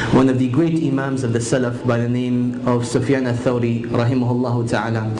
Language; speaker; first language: English; native; English